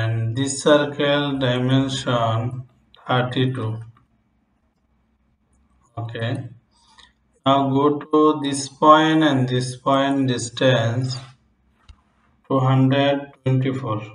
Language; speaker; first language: English; non-native, local second language; Bangla